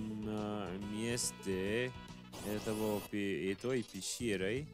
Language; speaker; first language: Russian; non-native, learner; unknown